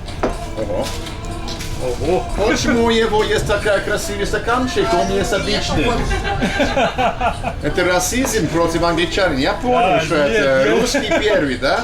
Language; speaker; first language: Russian; non-native, learner; English